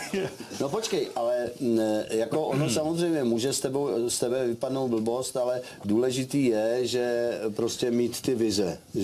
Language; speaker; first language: Czech; native; Czech